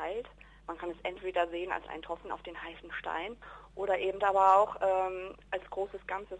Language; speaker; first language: German; native; German